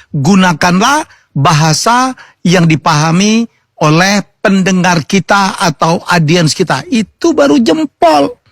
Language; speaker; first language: Indonesian; native; Indonesian